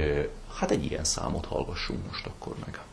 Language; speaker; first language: Hungarian; native; Hungarian